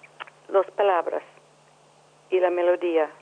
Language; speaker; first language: Spanish; non-native, learner; English